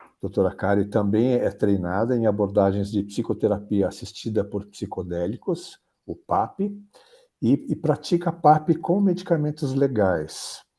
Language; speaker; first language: Portuguese; native; Portuguese